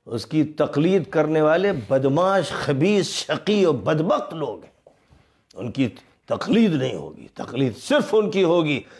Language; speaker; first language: Urdu; native; Urdu